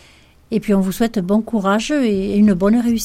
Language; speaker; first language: French; native; French